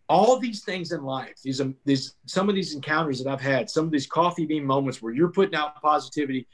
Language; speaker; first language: English; native; English